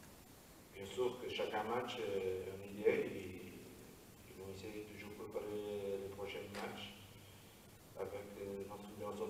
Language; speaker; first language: French; non-native, learner; Portuguese